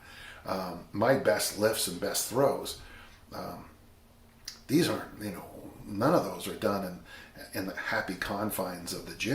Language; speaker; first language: English; native; English